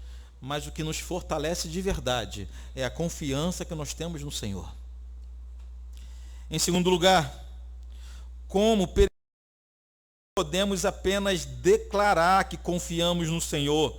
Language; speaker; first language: Portuguese; native; Portuguese